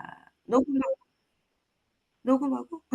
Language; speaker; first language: Korean; native; Korean